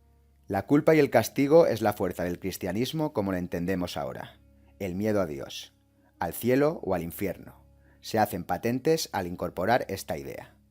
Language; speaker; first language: Spanish; native; Spanish